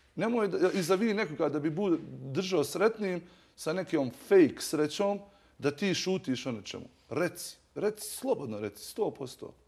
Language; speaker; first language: Bosnian; native; Bosnian